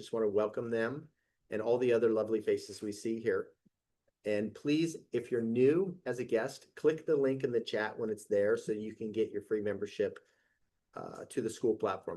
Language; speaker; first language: English; native; English